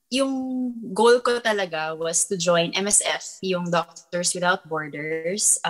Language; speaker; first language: English; non-native, local second language; Filipino